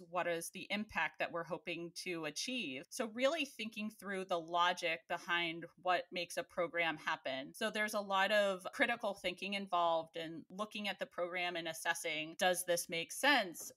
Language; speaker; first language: English; native; English